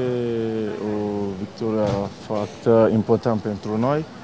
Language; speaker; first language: Romanian; non-native, learner; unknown